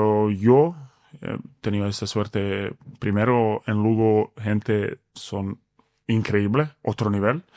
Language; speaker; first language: Spanish; non-native, fluent; Bosnian